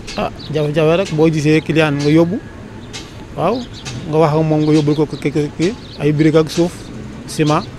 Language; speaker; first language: Wolof; non-native, local second language; Mandingo